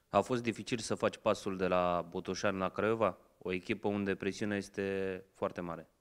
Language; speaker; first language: Romanian; native; Romanian